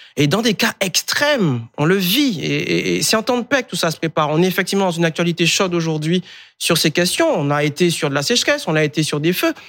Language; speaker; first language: French; native; French